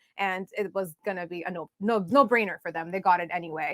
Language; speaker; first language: English; native; English